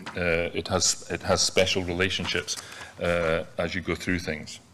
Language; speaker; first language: English; native; English